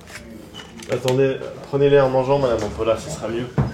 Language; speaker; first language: French; native; French